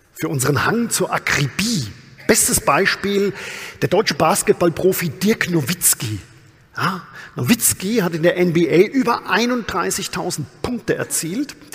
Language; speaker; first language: German; native; German